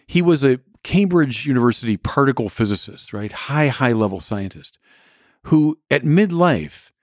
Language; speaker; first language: English; native; English